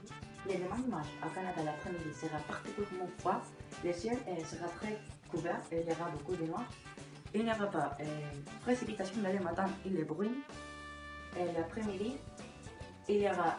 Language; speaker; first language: French; non-native, learner; Spanish